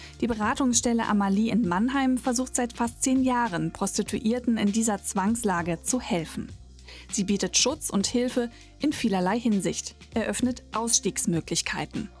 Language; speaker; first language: German; native; German